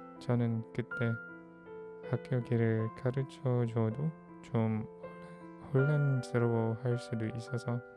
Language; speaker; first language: Korean; non-native, fluent; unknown